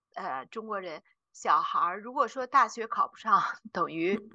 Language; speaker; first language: Chinese; native; Chinese